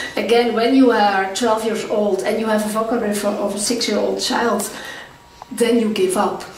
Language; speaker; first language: English; non-native, fluent; Dutch